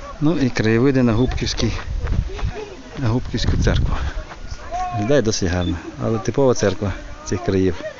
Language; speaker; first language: Ukrainian; native; Ukrainian